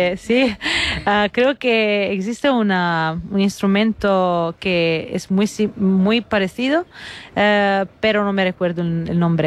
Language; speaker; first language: Spanish; non-native, fluent; Italian